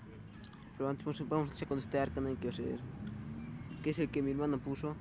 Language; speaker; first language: Spanish; native; Spanish